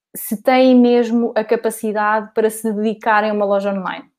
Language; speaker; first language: Portuguese; native; Portuguese